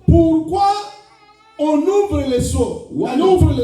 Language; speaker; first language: French; non-native, local second language; Lingala